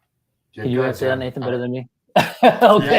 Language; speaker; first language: English; native; English